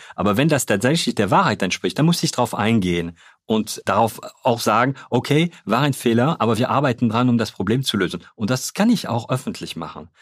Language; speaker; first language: German; non-native, fluent; French